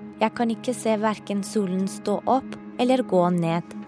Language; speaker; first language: Norwegian; non-native, fluent; Persian